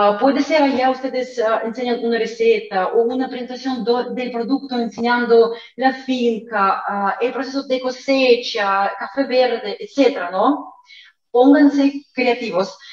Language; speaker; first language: Spanish; non-native, fluent; Russian